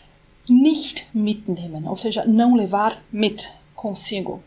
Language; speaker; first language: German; non-native, fluent; Portuguese